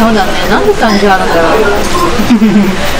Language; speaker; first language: Japanese; native; Japanese